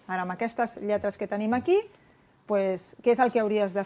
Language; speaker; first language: Catalan; native; Catalan